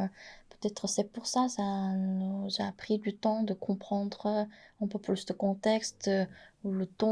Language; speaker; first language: French; non-native, fluent; Korean